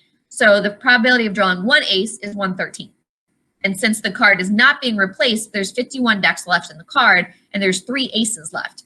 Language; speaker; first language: English; native; English